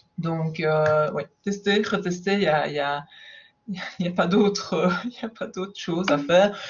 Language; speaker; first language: French; native; French